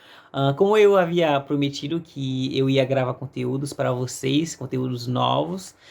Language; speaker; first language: Portuguese; non-native, fluent; Haitian Creole